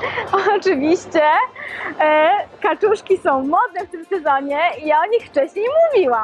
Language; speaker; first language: Polish; native; Polish